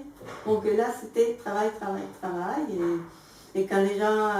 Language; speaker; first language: French; non-native, fluent; Spanish